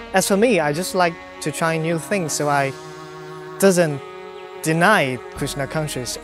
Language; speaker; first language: English; non-native, learner; Chinese